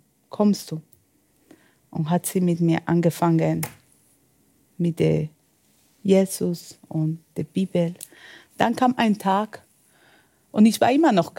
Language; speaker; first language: German; non-native, fluent; Spanish